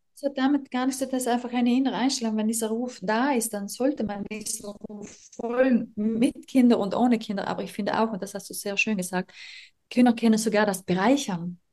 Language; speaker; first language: German; native; German